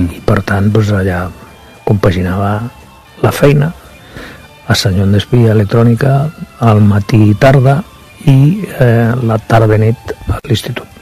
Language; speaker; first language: Catalan; non-native, local second language; Spanish